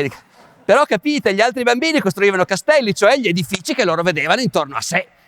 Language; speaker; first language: Italian; native; Italian